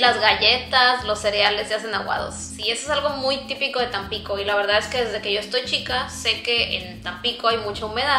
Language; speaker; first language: Spanish; native; Spanish